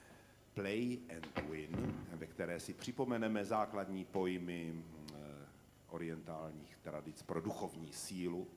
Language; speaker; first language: Czech; native; Czech